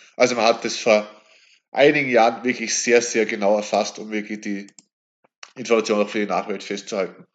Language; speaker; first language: German; native; German